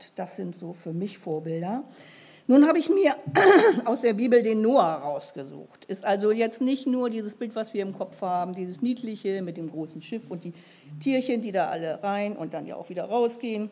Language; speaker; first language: German; native; German